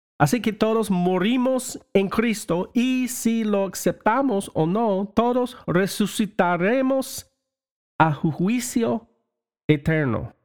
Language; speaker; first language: Spanish; non-native, learner; English